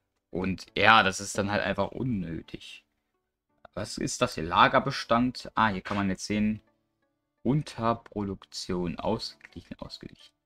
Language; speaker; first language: German; native; German